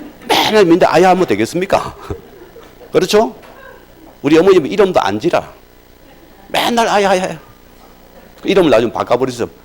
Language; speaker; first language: Korean; native; Korean